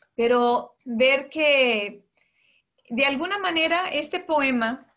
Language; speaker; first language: Spanish; early bilingual, heritage; Spanish